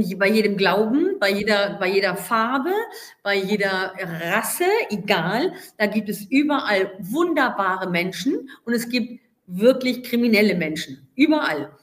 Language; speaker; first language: German; native; German